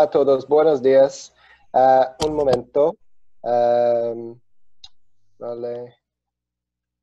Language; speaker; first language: Spanish; non-native, learner; Portuguese